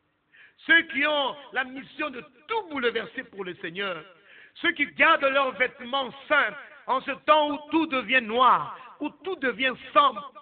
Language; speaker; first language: French; non-native, local second language; Lingala